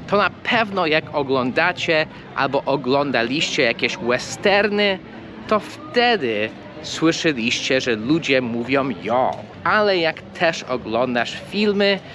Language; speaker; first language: Polish; non-native, fluent; English